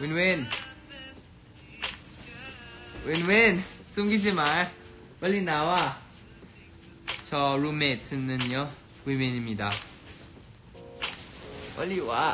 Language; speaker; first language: Korean; non-native, fluent; Thai